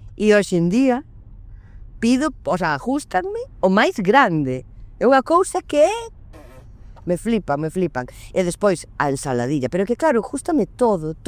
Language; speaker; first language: Galician; non-native, local second language; Spanish